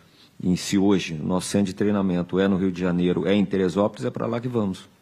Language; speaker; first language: Portuguese; native; Portuguese